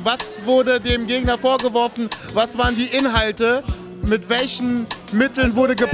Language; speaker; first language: German; native; German